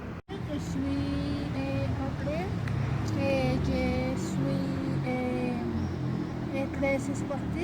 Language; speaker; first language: French; non-native, learner; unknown